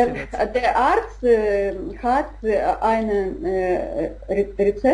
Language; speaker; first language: German; non-native, learner; Russian